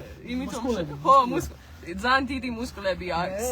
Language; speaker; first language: Georgian; early bilingual, heritage; Georgian